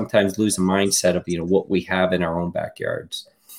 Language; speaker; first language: English; native; English